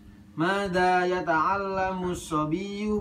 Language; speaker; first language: Arabic; non-native, learner; Indonesian